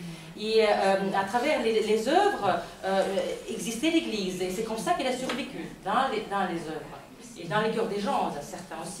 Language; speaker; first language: French; non-native, fluent; Russian